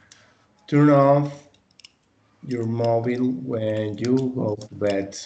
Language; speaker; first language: English; non-native, learner; Spanish